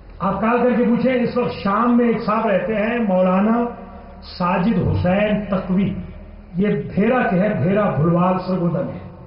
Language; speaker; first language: Urdu; non-native, local second language; Punjabi